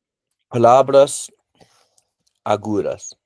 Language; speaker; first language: Spanish; non-native, learner; English